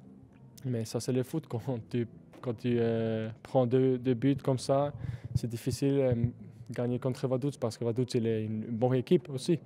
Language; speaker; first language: French; non-native, learner; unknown